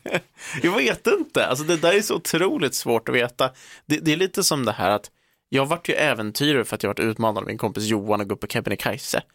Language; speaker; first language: Swedish; native; Swedish